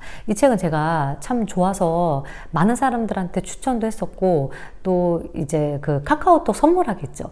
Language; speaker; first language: Korean; native; Korean